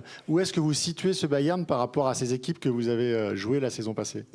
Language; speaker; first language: French; native; French